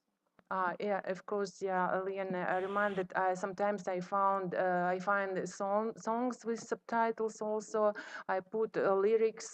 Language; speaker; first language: English; non-native, fluent; Russian